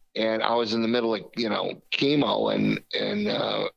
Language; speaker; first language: English; native; English